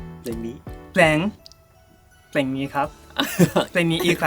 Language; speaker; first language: Thai; non-native, learner; Japanese